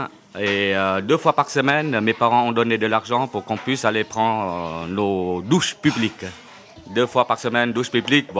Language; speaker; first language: French; non-native, fluent; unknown